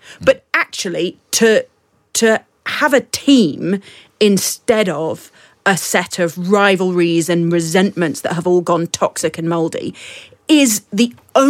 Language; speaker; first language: English; native; English